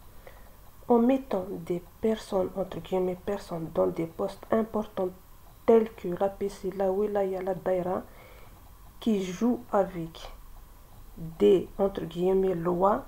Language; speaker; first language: French; non-native, local second language; Kabyle